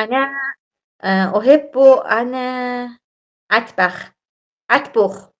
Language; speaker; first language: Arabic; non-native, learner; Persian